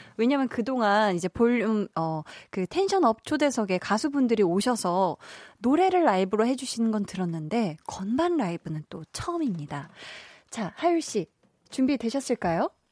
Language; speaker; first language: Korean; native; Korean